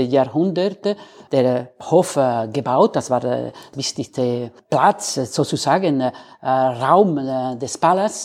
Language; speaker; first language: German; non-native, learner; Spanish